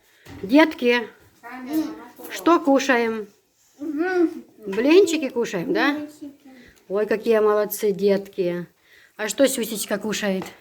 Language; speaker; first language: Russian; non-native, local second language; Chechen